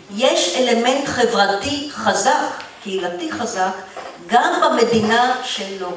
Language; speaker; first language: Hebrew; native; Hebrew